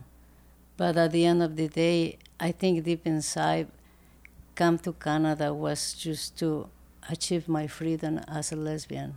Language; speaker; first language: English; non-native, fluent; Spanish